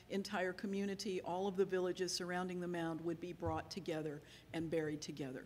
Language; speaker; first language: English; native; English